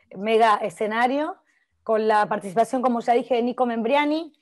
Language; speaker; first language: Spanish; native; Spanish